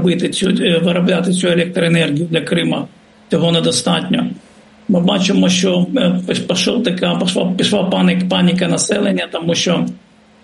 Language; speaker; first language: Ukrainian; native; Ukrainian